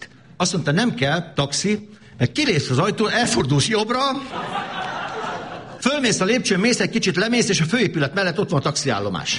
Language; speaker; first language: Hungarian; native; Hungarian